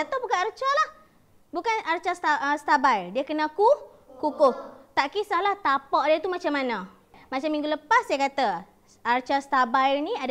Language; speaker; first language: Malay; native; Malay